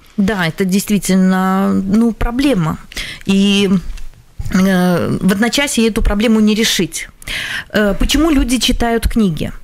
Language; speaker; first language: Russian; non-native, local second language; Latvian